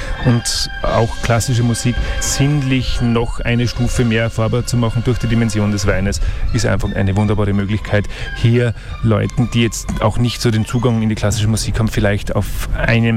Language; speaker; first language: German; native; German